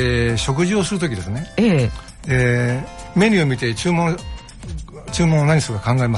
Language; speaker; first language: Japanese; native; Japanese